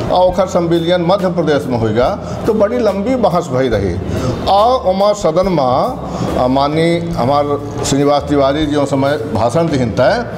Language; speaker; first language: Hindi; native; Hindi